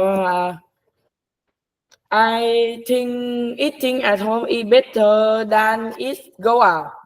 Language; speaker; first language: English; non-native, learner; Vietnamese